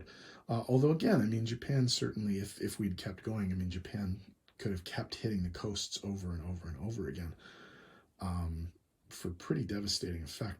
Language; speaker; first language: English; native; English